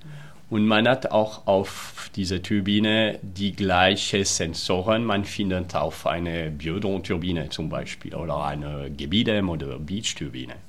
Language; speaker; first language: German; non-native, local second language; French